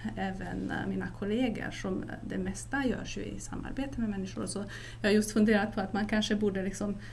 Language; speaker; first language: Swedish; non-native, fluent; Romanian